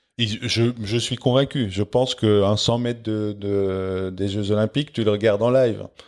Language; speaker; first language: French; non-native, local second language; Dutch